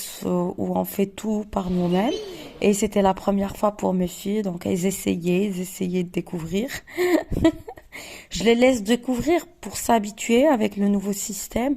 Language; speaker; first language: French; non-native, local second language; Arabic